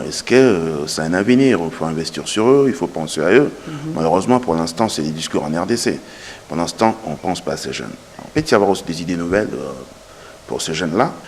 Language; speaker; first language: French; non-native, local second language; Lingala